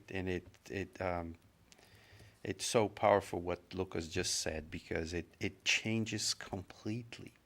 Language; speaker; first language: English; non-native, fluent; Portuguese